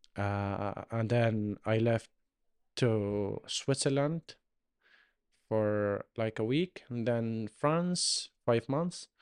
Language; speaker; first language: English; non-native, learner; Arabic